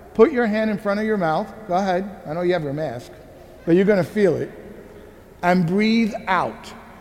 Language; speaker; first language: English; early bilingual, other home language; Spanish